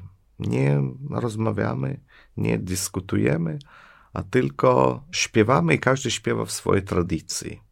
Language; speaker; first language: Polish; non-native, fluent; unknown